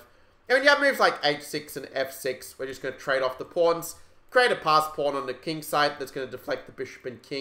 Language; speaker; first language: English; native; English